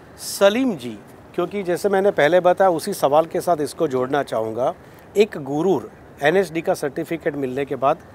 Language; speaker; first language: Hindi; non-native, local second language; Gujarati